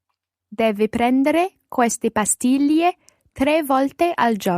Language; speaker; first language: Italian; non-native, learner; English